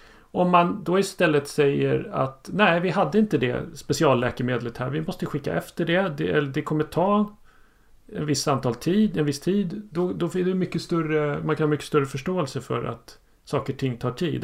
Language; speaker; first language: Swedish; native; Swedish